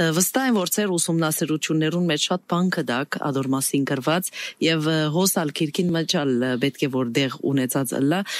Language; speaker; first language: Armenian; native; Armenian